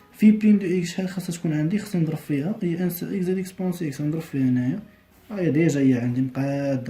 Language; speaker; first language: Arabic; native; Arabic